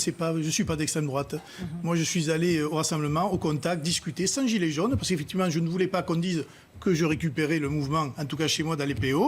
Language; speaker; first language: French; native; French